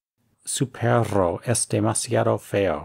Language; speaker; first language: Spanish; non-native, fluent; English